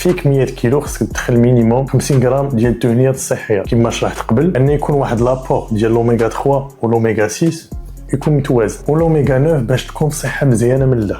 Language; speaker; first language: Arabic; native; Arabic